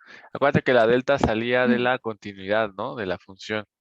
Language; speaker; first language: Spanish; native; Spanish